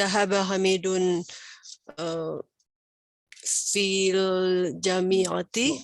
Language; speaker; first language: Arabic; non-native, learner; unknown